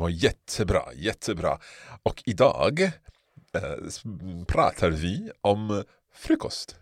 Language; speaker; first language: Swedish; non-native, learner; English